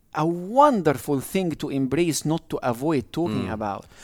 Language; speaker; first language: English; non-native, fluent; Arabic